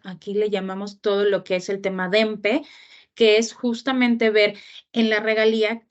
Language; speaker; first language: Spanish; native; Spanish